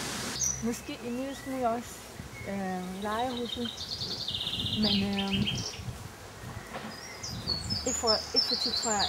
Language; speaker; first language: Danish; non-native, fluent; Romanian